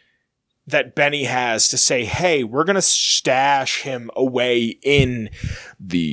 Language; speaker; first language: English; native; English